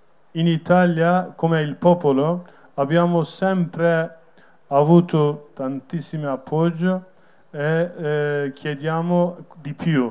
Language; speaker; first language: Italian; non-native, learner; Kurdish